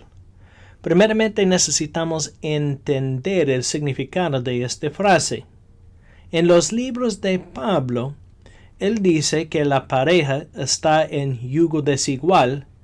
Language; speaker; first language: Spanish; non-native, fluent; English